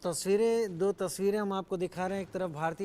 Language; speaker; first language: Hindi; native; Hindi